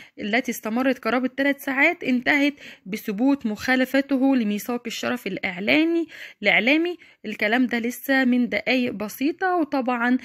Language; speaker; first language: Arabic; native; Arabic